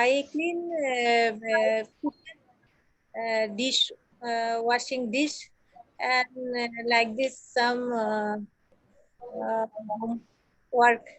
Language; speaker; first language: English; non-native, learner; Assamese